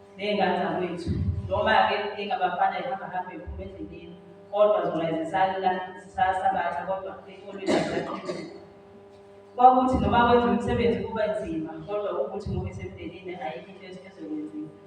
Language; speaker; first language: Zulu; native; Zulu